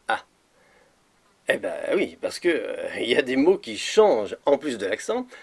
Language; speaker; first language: French; native; French